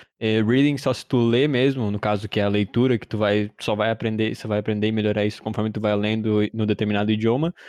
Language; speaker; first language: Portuguese; early bilingual, heritage; Portuguese